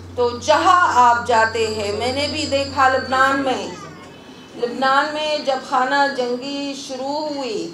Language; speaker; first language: Urdu; non-native, fluent; Arabic